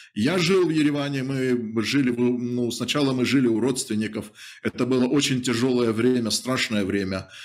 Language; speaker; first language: Russian; native; Russian